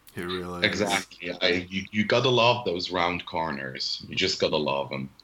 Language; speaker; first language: English; non-native, fluent; Swiss German